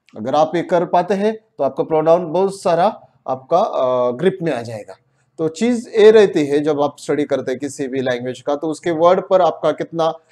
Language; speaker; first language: Hindi; non-native, local second language; Marathi